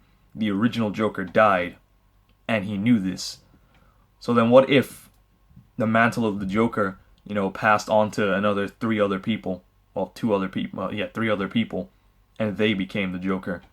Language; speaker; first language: English; native; English